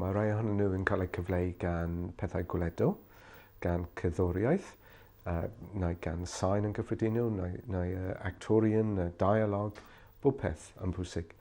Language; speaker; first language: Welsh; non-native, fluent; English